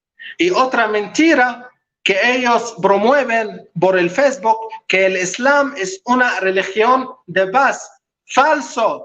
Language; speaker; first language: Spanish; non-native, local second language; Arabic